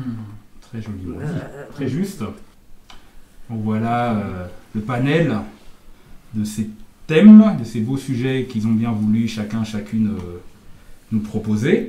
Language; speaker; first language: French; native; French